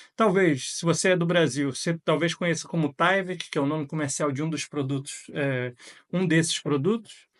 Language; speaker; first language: Portuguese; native; Portuguese